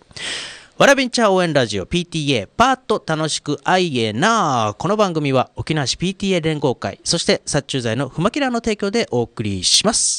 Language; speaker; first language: Japanese; native; Japanese